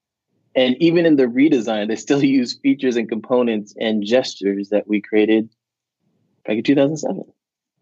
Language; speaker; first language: English; native; English